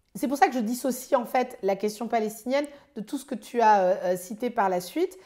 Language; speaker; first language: French; native; French